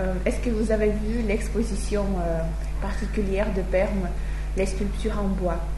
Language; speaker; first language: French; non-native, learner; Russian